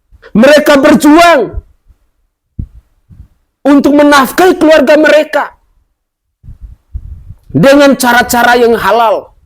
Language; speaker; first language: Indonesian; native; Indonesian